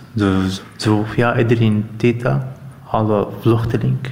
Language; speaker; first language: Dutch; non-native, learner; Arabic